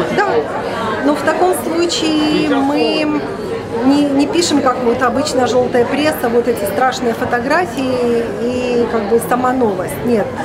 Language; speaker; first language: Russian; native; Russian